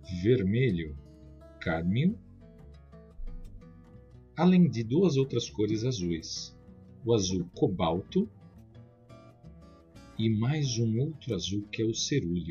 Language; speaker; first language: Portuguese; native; Portuguese